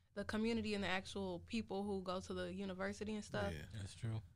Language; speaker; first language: English; native; English